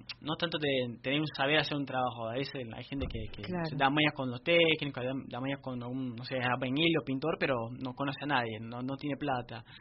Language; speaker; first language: Spanish; non-native, fluent; Portuguese